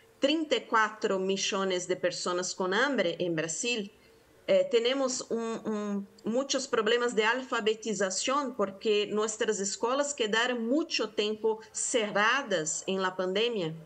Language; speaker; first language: Spanish; non-native, fluent; Portuguese